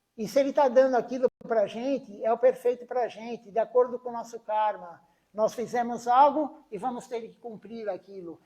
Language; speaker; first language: Portuguese; native; Portuguese